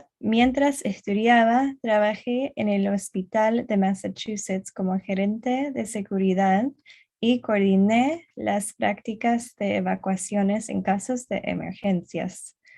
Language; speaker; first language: Spanish; non-native, learner; English